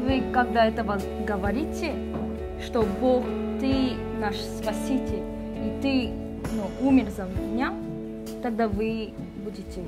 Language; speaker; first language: Russian; non-native, learner; Korean